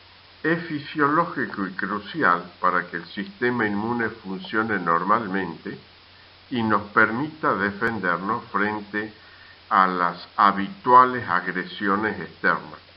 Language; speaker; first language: Spanish; native; Spanish